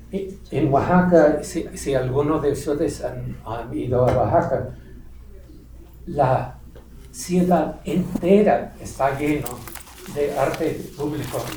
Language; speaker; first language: Spanish; non-native, fluent; English